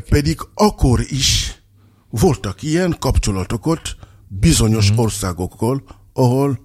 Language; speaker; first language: Hungarian; non-native, fluent; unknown